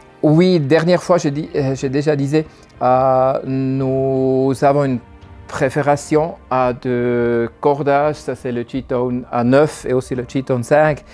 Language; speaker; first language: French; non-native, learner; German